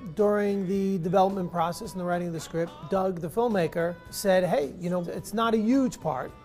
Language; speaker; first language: English; native; English